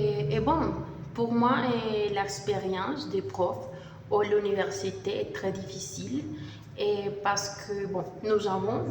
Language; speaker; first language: French; non-native, learner; Spanish